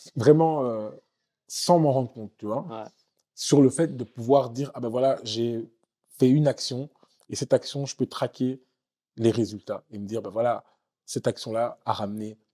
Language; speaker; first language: French; native; French